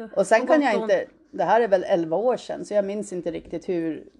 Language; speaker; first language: Swedish; early bilingual, heritage; Swedish